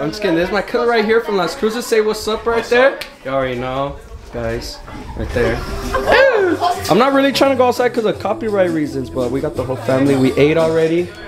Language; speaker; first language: English; early bilingual, other home language; Spanish